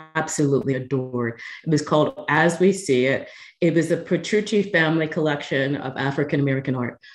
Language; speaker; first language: English; native; English